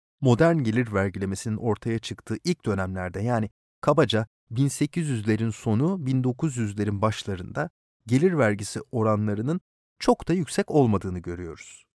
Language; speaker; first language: Turkish; native; Turkish